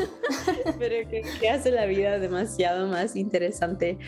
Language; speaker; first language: Spanish; early bilingual, heritage; Spanish